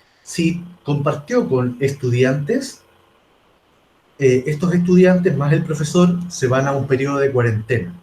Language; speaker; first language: Spanish; native; Spanish